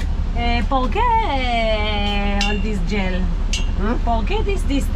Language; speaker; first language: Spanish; non-native, learner; Hebrew